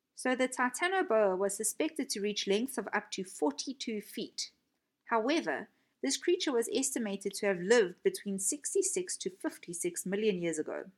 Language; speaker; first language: English; native; English